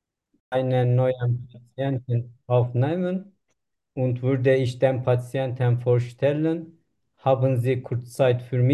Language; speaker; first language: German; non-native, learner; Turkish